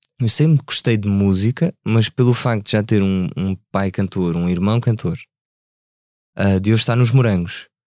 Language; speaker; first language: Portuguese; early bilingual, other home language; French